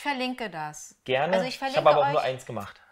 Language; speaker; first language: German; native; German